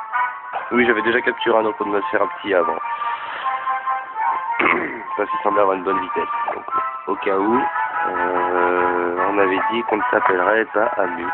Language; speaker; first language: French; native; French